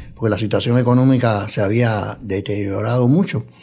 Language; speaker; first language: Spanish; native; Spanish